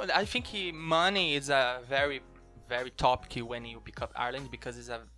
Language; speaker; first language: English; non-native, learner; Portuguese